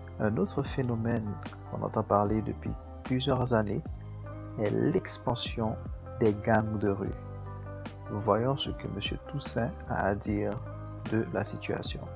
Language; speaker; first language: French; native; French